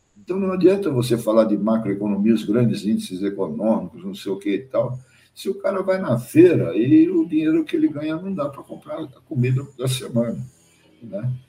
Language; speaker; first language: Portuguese; early bilingual, other home language; German